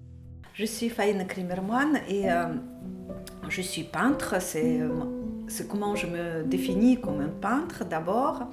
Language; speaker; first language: French; non-native, fluent; Russian